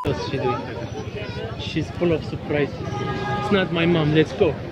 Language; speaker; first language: English; non-native, fluent; Turkish